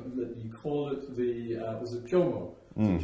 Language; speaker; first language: English; native; English